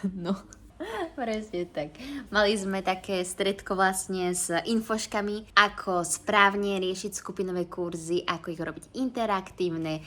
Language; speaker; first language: Slovak; native; Slovak